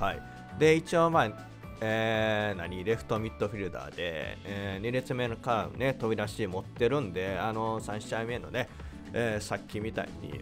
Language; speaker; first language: Japanese; native; Japanese